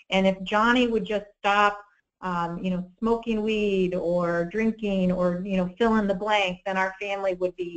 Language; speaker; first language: English; native; English